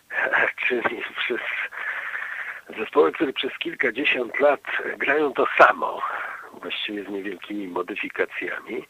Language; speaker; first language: Polish; native; Polish